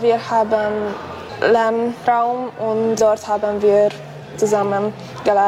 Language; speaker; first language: German; non-native, local second language; Hungarian